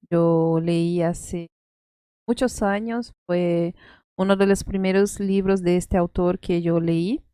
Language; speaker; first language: Spanish; non-native, fluent; Portuguese